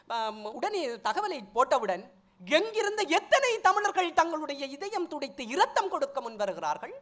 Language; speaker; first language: Tamil; native; Tamil